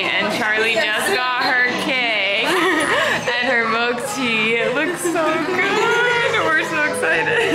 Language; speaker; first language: English; native; English